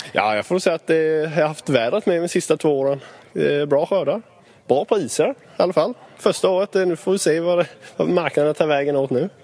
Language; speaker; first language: Swedish; native; Swedish